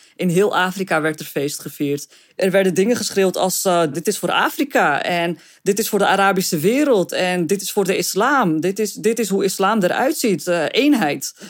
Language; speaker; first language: Dutch; early bilingual, other home language; Arabic